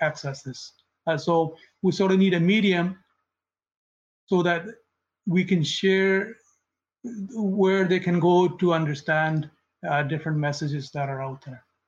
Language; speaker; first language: English; non-native, local second language; Punjabi